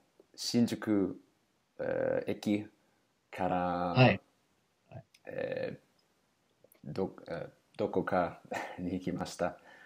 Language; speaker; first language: Japanese; non-native, learner; English